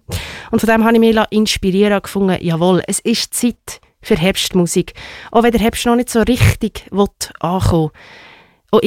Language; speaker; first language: German; native; German